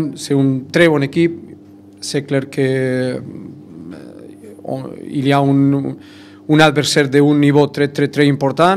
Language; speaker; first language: French; non-native, fluent; Spanish